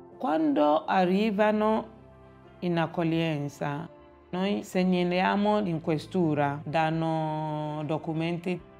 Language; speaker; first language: Italian; non-native, learner; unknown